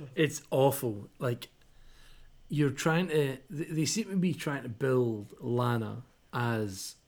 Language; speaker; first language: English; native; English